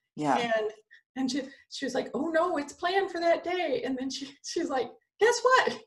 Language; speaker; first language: English; native; English